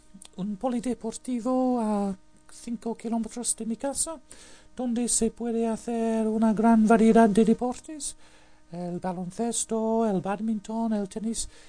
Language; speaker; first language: Spanish; non-native, fluent; English